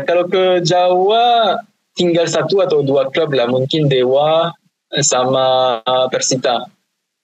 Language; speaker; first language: Indonesian; non-native, fluent; French